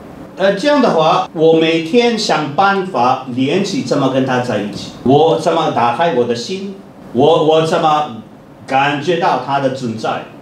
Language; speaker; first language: Chinese; non-native, fluent; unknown